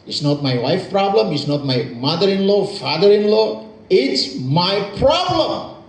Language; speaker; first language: English; non-native, learner; Indonesian